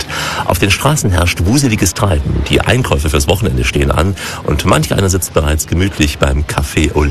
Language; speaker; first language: German; native; German